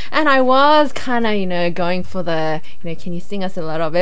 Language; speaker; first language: English; early bilingual, other home language; Korean